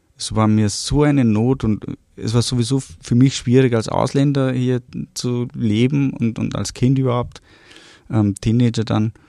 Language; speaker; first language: German; early bilingual, other home language; Romanian